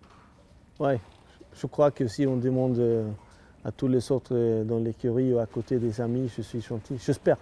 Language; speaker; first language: French; non-native, learner; Swedish